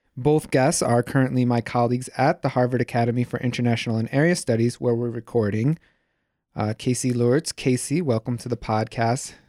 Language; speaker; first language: English; native; English